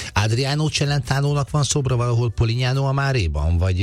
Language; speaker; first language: Hungarian; native; Hungarian